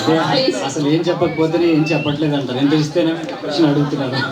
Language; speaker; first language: Telugu; native; Telugu